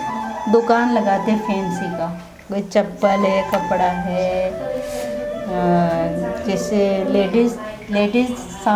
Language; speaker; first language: Hindi; early bilingual, other home language; Nepali